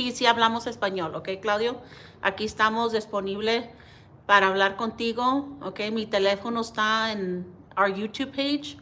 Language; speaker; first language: Spanish; early bilingual, heritage; Spanish